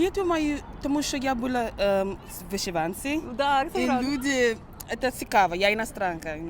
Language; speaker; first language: Ukrainian; non-native, learner; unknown